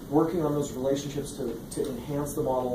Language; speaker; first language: English; native; English